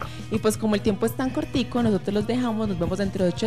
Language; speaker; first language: Spanish; native; Spanish